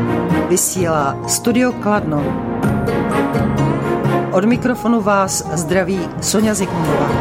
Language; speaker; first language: Czech; native; Czech